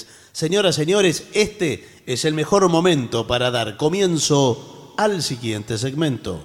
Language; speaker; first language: Spanish; native; Spanish